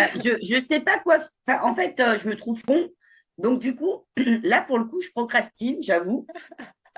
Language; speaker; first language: French; native; French